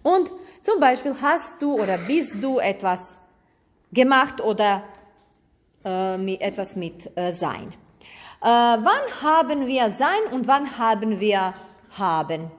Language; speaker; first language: German; non-native, fluent; Croatian